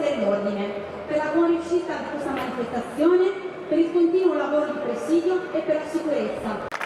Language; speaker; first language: Italian; native; Italian